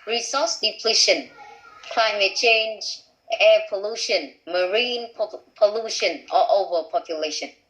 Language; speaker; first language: English; non-native, fluent; Vietnamese